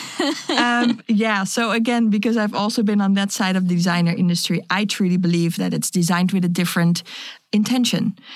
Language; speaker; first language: English; non-native, fluent; Dutch